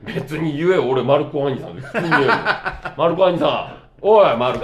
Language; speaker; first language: Japanese; native; Japanese